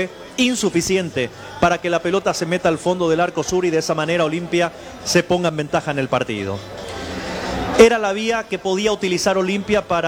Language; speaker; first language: Spanish; native; Spanish